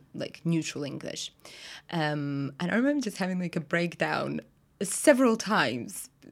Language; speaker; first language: English; non-native, fluent; Russian